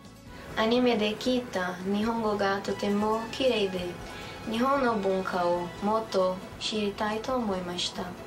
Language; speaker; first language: Japanese; non-native, learner; Portuguese